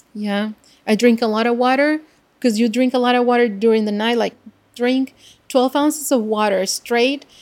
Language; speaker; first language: English; non-native, fluent; Spanish